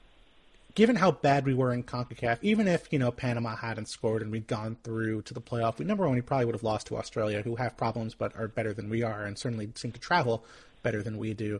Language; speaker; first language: English; native; English